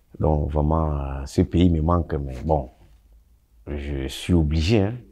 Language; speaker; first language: French; non-native, local second language; Sango